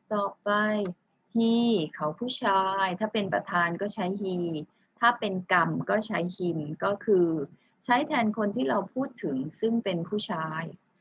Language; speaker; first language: Thai; native; Thai